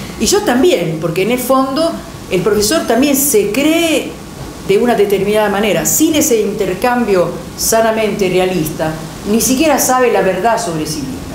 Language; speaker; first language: Spanish; non-native, fluent; Italian